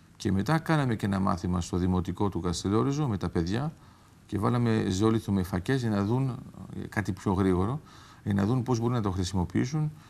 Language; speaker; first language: Greek; early bilingual, heritage; Greek